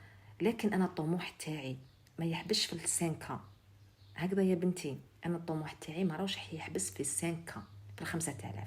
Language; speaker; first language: Arabic; native; Arabic